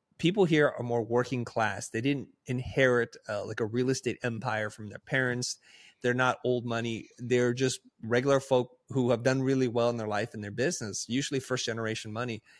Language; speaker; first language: English; early bilingual, other home language; Vietnamese